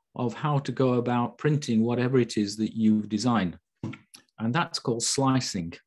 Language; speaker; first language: English; native; English